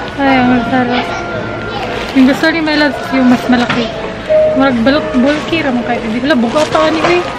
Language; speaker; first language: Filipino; non-native, local second language; Cebuano